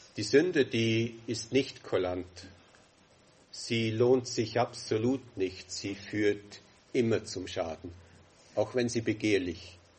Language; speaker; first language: German; native; German